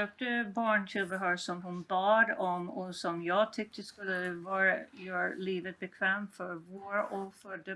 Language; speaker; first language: Swedish; non-native, fluent; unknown